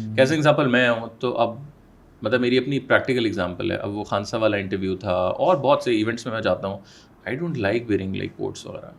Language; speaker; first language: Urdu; native; Urdu